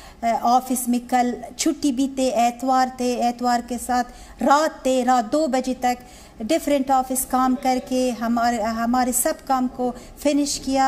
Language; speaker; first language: Hindi; non-native, learner; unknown